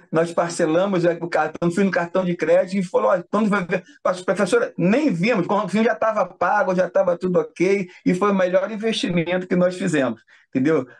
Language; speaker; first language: Portuguese; native; Portuguese